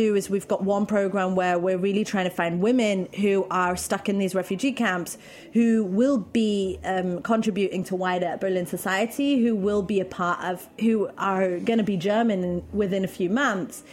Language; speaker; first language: English; native; English